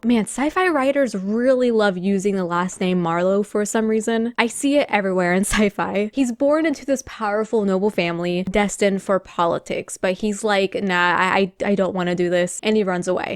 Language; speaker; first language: English; native; English